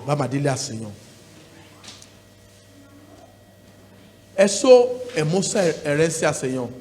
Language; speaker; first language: Spanish; non-native, learner; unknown